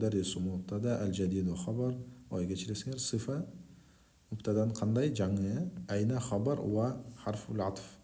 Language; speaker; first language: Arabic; non-native, fluent; Kyrgyz